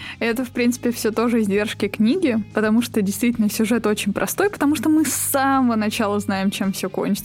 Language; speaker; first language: Russian; native; Russian